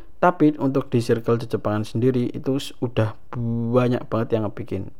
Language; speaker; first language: Indonesian; native; Indonesian